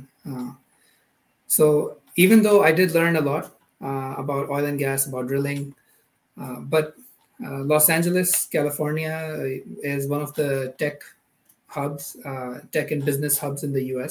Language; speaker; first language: English; non-native, local second language; Urdu